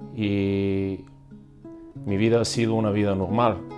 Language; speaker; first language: Spanish; non-native, fluent; Bulgarian